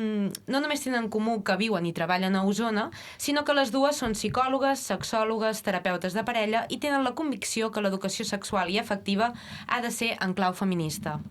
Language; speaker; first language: Catalan; native; Catalan